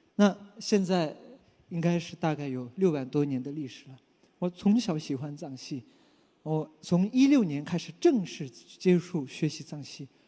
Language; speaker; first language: Chinese; non-native, local second language; Tibetan